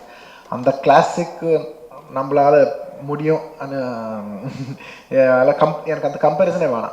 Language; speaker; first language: Tamil; non-native, local second language; Telugu